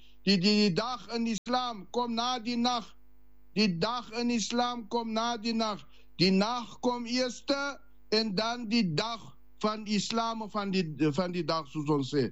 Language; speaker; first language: Dutch; non-native, learner; Afrikaans